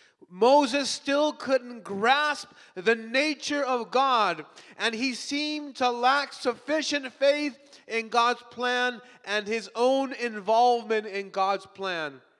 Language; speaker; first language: English; early bilingual, other home language; Spanish